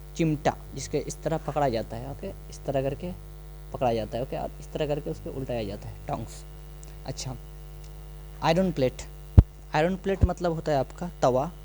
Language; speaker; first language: Hindi; non-native, local second language; Bangla